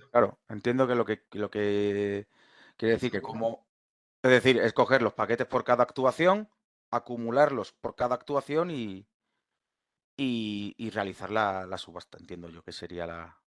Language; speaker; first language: Spanish; native; Spanish